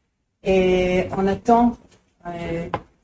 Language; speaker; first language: French; non-native, learner; Hebrew